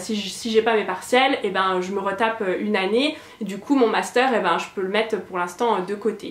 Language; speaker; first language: French; native; French